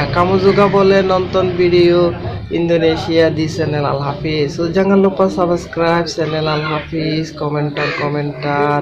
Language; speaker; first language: Indonesian; non-native, learner; Bangla